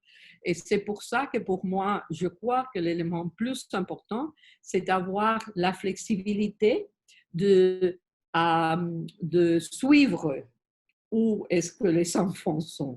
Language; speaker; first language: French; non-native, learner; Spanish